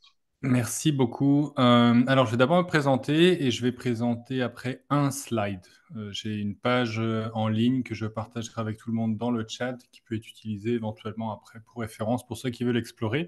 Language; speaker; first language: French; native; French